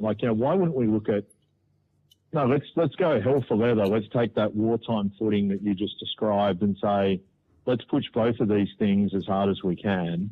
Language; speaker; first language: English; native; English